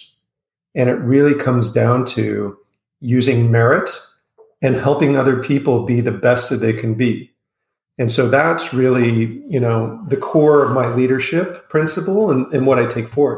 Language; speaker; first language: English; native; English